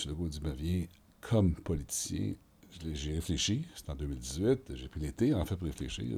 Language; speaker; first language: French; native; French